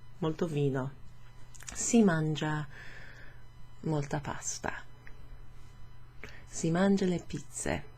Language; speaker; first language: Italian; non-native, fluent; English